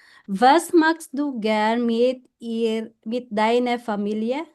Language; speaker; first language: German; non-native, fluent; Filipino